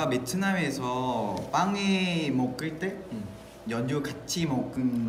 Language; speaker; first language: Korean; non-native, fluent; Vietnamese